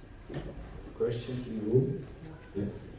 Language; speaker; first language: English; non-native, fluent; French